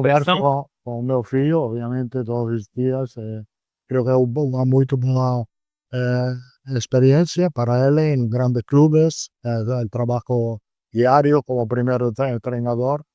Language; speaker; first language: Portuguese; non-native, learner; Italian